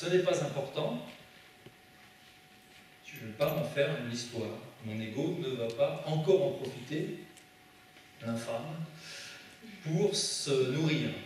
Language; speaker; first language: French; native; French